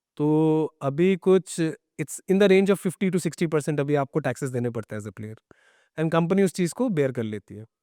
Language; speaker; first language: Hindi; non-native, local second language; Bangla